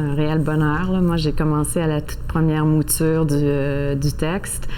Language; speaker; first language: French; native; French